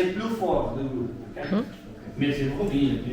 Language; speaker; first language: French; non-native, learner; Portuguese